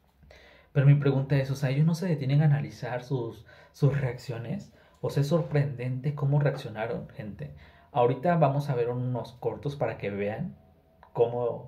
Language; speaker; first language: Spanish; native; Spanish